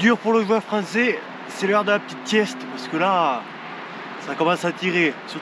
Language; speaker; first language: French; native; French